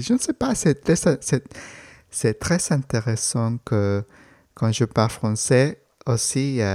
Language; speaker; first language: French; non-native, learner; Spanish